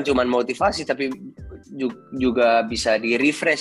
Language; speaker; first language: Indonesian; non-native, fluent; Dutch